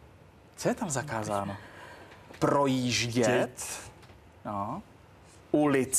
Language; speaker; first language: Czech; native; Czech